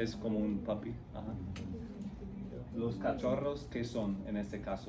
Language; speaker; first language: Spanish; non-native, fluent; English